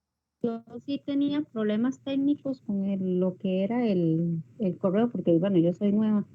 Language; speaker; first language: Spanish; native; Spanish